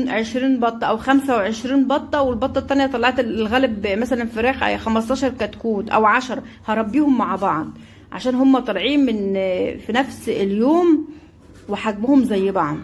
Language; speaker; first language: Arabic; native; Arabic